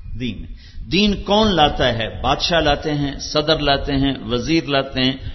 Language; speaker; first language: Urdu; non-native, local second language; Punjabi